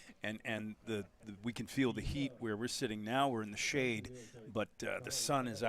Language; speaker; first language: English; native; English